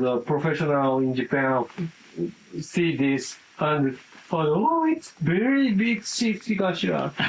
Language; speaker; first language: English; non-native, learner; Japanese